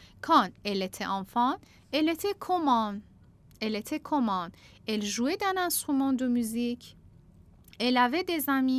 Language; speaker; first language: French; non-native, fluent; Persian